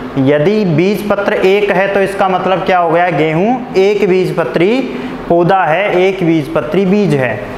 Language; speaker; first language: Hindi; native; Hindi